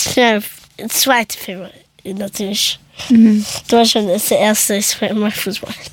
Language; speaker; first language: German; early bilingual, other home language; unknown